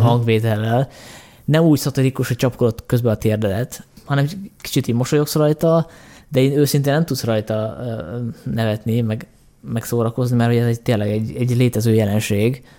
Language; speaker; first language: Hungarian; native; Hungarian